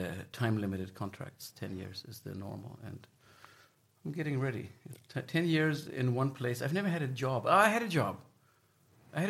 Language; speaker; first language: English; non-native, fluent; German